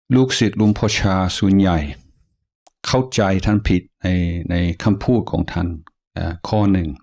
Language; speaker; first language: Thai; non-native, fluent; English